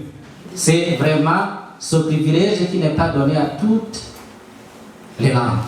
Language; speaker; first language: French; non-native, local second language; Rundi